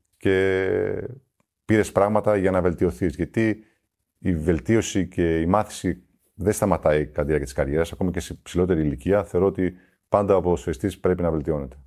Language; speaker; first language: Greek; early bilingual, heritage; Greek